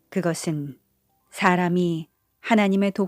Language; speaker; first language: Korean; native; Korean